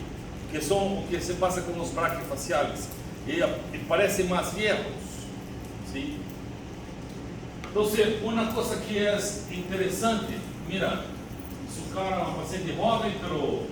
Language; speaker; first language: Spanish; non-native, learner; Portuguese